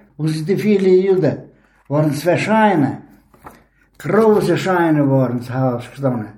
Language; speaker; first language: German; early bilingual, heritage; Ukrainian